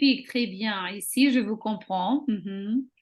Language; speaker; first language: French; non-native, fluent; Ukrainian